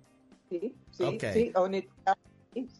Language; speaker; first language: Italian; non-native, fluent; English